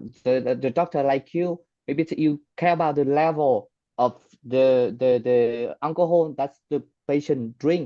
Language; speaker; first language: English; non-native, fluent; Vietnamese